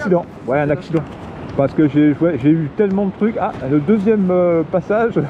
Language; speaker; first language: French; native; French